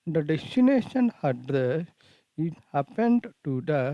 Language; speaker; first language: English; non-native, local second language; Kannada